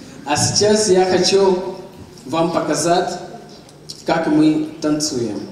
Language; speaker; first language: Russian; non-native, learner; Portuguese